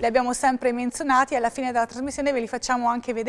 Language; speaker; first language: Italian; native; Italian